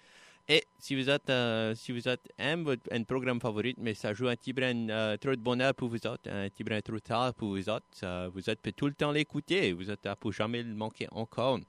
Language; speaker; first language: French; native; French